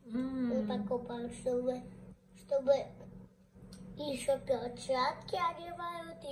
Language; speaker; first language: Russian; early bilingual, heritage; Russian